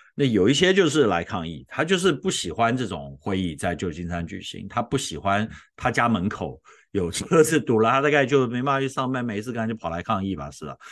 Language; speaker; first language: Chinese; native; Chinese